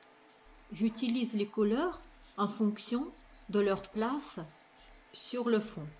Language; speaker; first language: French; non-native, fluent; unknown